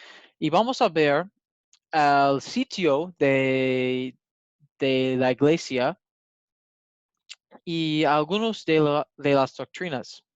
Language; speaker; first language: Spanish; non-native, learner; English